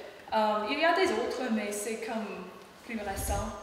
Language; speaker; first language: French; non-native, learner; English